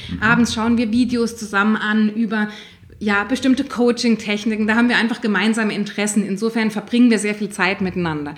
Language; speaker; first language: German; native; German